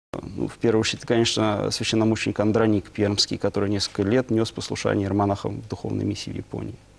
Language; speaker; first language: Russian; native; Russian